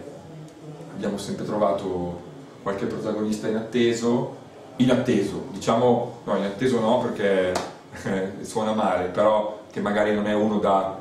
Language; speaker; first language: Italian; native; Italian